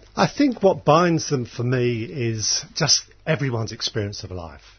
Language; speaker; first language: English; native; English